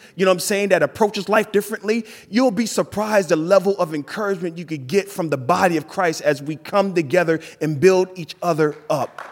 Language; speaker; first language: English; native; English